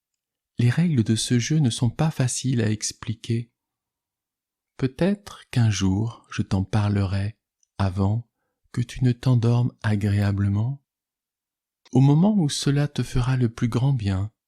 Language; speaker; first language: French; native; French